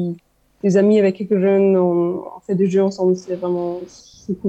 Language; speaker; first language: French; non-native, fluent; German